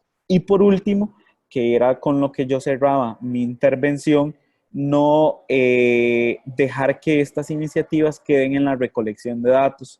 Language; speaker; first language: Spanish; native; Spanish